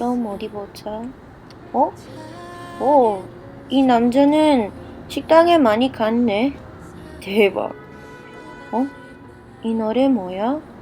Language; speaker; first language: Korean; non-native, learner; English